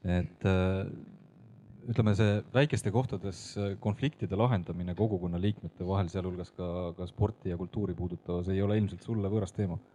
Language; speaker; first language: Estonian; native; Estonian